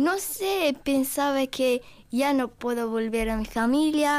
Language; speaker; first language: Spanish; non-native, learner; Ukrainian